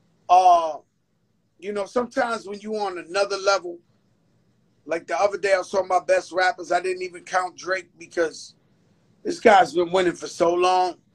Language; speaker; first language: English; early bilingual, other home language; Spanish